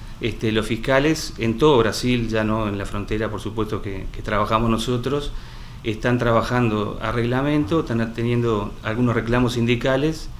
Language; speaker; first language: Spanish; native; Spanish